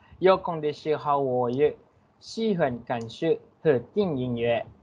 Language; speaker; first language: Chinese; non-native, learner; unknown